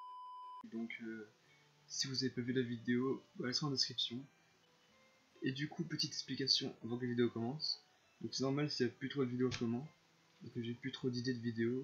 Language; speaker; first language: French; native; French